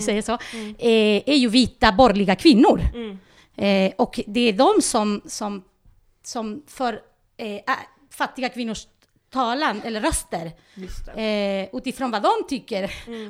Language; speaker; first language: Swedish; non-native, fluent; Spanish